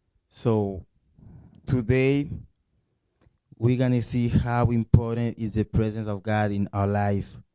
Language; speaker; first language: English; non-native, learner; Spanish